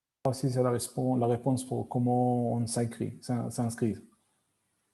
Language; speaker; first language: French; non-native, fluent; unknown